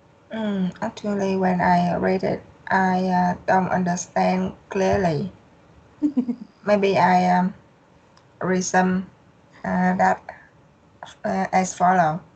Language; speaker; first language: English; non-native, learner; Vietnamese